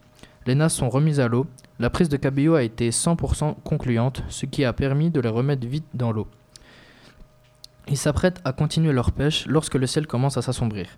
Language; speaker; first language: French; native; French